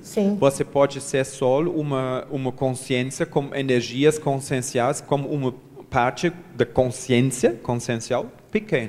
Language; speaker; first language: Portuguese; non-native, learner; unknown